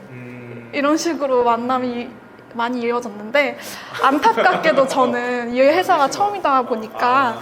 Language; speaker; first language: Korean; native; Korean